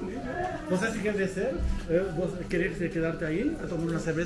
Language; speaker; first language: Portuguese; non-native, learner; Spanish